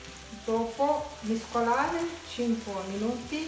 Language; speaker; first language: Italian; non-native, learner; Tamil